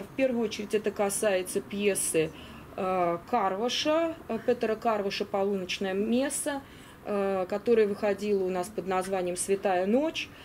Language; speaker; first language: Russian; native; Russian